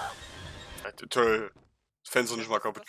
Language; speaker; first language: German; native; German